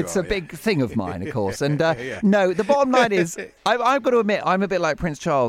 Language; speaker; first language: English; native; English